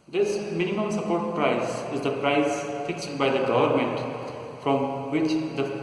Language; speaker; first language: English; non-native, local second language; Kannada